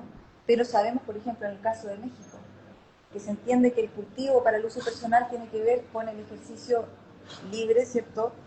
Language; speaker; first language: Spanish; native; Spanish